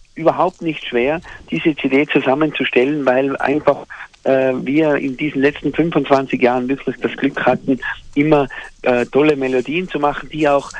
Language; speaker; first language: German; native; German